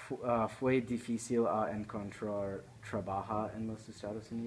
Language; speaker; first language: Spanish; non-native, learner; English